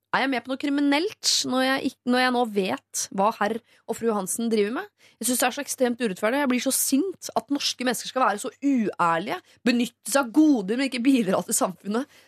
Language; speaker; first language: Norwegian; native; Norwegian